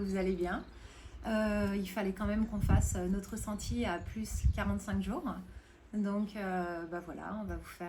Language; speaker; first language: French; native; French